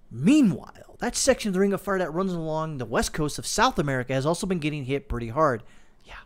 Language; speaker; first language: English; native; English